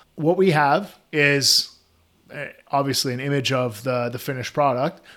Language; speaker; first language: English; native; English